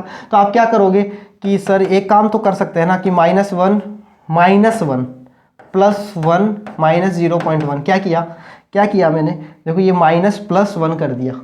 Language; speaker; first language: Hindi; native; Hindi